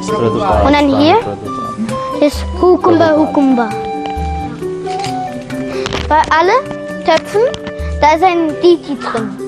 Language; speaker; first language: German; early bilingual, heritage; German